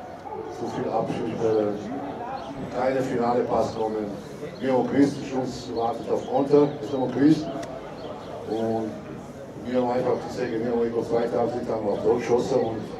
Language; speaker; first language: German; non-native, learner; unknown